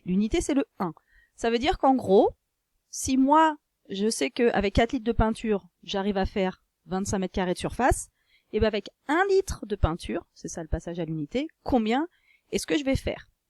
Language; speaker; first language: French; native; French